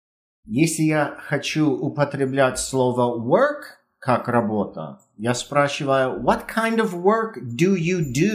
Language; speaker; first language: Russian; non-native, fluent; English